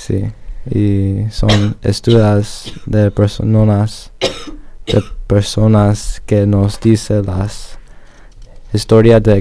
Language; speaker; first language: Spanish; early bilingual, other home language; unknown